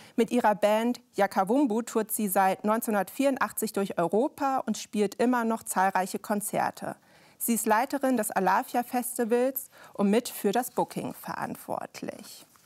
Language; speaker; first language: German; native; German